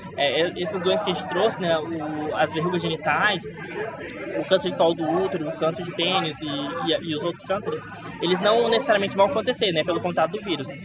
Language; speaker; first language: Portuguese; native; Portuguese